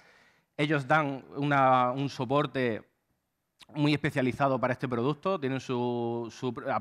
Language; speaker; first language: Spanish; native; Spanish